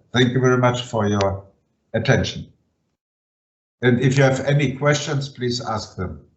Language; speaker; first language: English; non-native, fluent; German